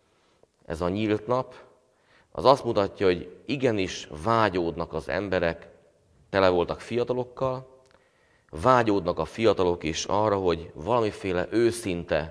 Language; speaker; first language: Hungarian; native; Hungarian